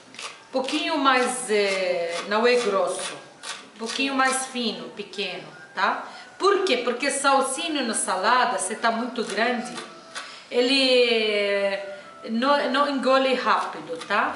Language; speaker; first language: Portuguese; non-native, fluent; Arabic